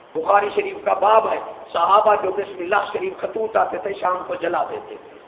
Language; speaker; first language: Urdu; non-native, local second language; Punjabi